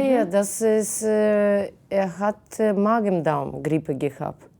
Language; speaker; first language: German; non-native, fluent; Russian